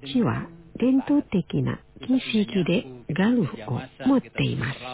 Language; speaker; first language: Japanese; non-native, fluent; Indonesian